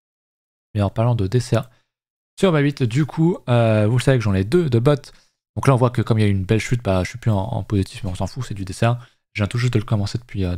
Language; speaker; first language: French; native; French